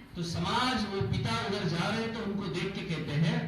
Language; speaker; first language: Hindi; non-native, local second language; Marathi